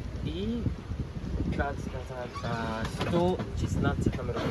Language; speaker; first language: Russian; non-native, fluent; Spanish